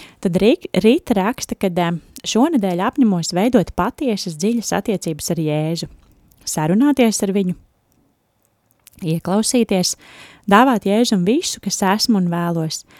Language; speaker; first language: Latvian; native; Latvian